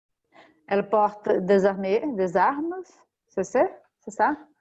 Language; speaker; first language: French; non-native, learner; Portuguese